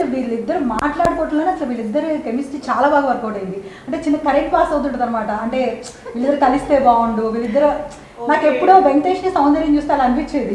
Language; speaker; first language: Telugu; native; Telugu